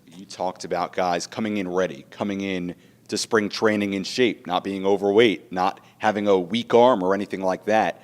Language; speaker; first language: English; native; English